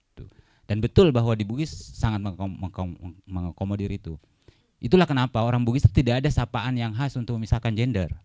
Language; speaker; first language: Indonesian; non-native, local second language; Buginese